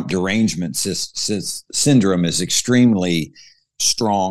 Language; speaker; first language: English; native; English